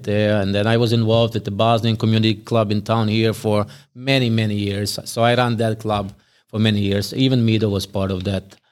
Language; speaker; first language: English; non-native, fluent; Bosnian